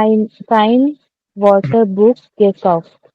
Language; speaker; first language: German; non-native, learner; Hindi